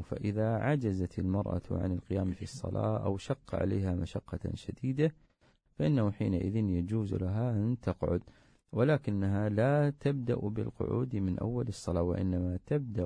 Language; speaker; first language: Arabic; native; Arabic